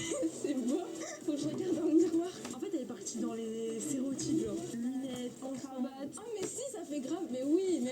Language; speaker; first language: French; native; French